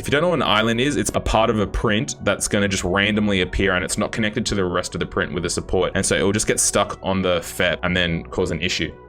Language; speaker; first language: English; native; English